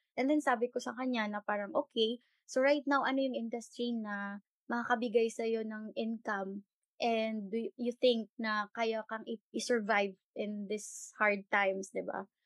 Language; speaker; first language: Filipino; non-native, local second language; Hiligaynon